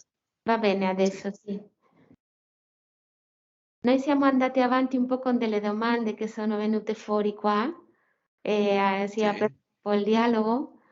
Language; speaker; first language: Italian; non-native, fluent; Spanish